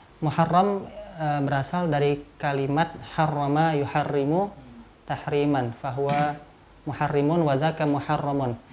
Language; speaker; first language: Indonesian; native; Indonesian